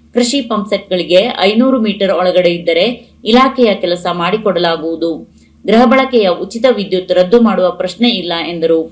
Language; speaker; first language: Kannada; native; Kannada